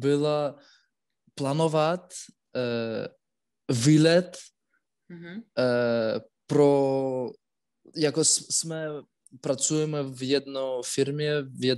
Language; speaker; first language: Czech; non-native, learner; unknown